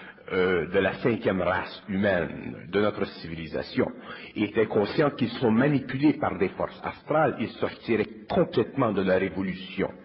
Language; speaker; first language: French; native; French